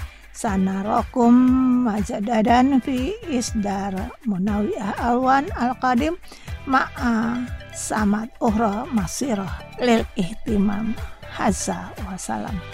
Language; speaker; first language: Arabic; non-native, fluent; Indonesian